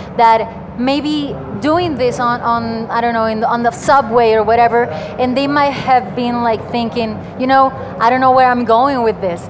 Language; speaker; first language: English; non-native, fluent; Spanish